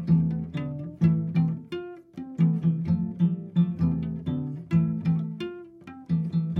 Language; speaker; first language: English; native; English